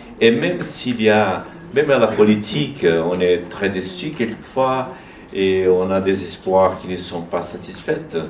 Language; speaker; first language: French; non-native, fluent; Portuguese